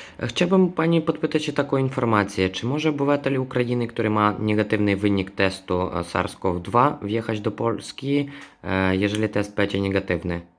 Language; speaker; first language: Polish; non-native, fluent; Ukrainian